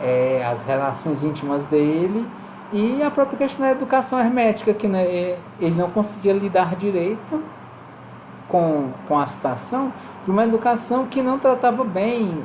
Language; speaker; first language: Portuguese; native; Portuguese